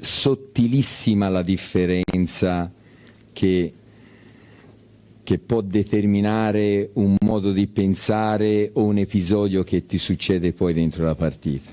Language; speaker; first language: Italian; native; Italian